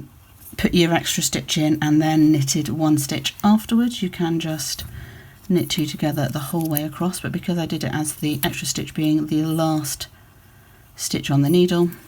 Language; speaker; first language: English; native; English